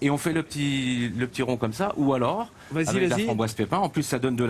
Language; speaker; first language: French; native; French